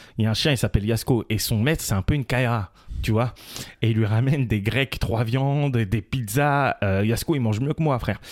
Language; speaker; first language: French; native; French